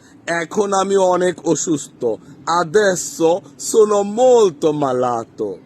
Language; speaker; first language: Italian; non-native, fluent; Bangla